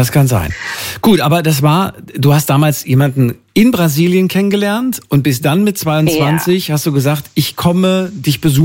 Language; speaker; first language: German; native; German